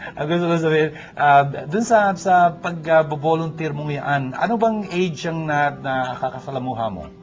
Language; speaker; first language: Filipino; native; Filipino